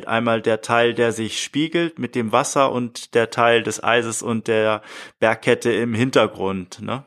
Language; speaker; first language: German; native; German